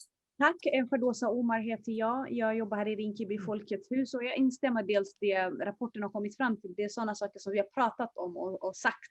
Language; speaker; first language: Swedish; early bilingual, other home language; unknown